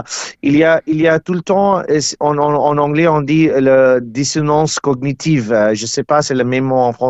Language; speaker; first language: French; non-native, learner; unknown